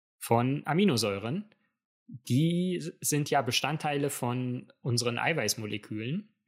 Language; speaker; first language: German; native; German